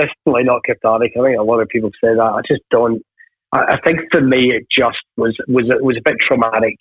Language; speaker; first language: English; native; English